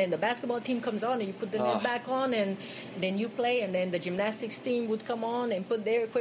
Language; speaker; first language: English; non-native, fluent; Hungarian